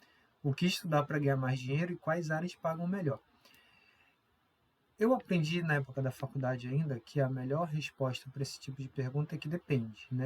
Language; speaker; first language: Portuguese; native; Portuguese